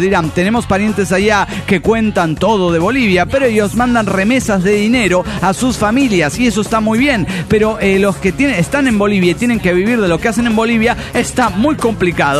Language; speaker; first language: Spanish; native; Spanish